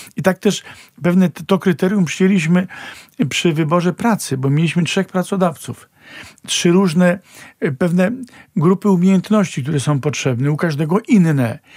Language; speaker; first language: Polish; native; Polish